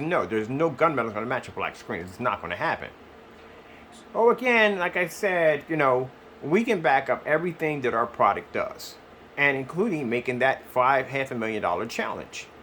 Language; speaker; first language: English; native; English